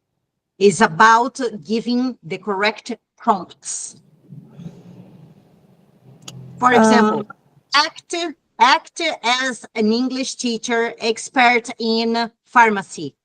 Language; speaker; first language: English; non-native, fluent; Portuguese